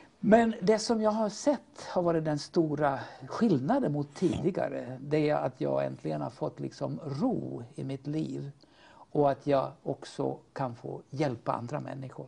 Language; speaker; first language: Swedish; native; Swedish